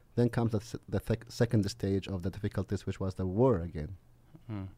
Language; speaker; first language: English; non-native, fluent; Arabic